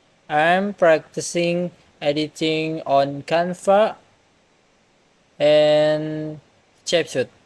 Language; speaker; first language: English; non-native, learner; Indonesian